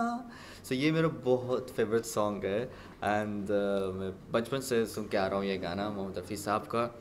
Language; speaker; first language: Hindi; non-native, fluent; Arabic